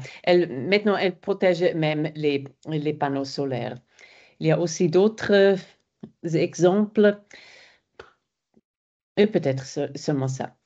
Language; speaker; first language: French; non-native, fluent; German